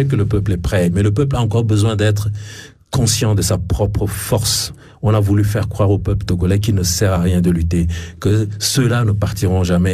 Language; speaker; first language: French; non-native, local second language; Ewe